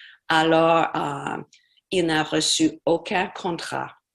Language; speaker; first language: French; non-native, fluent; English